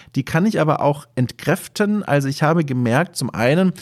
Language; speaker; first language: German; native; German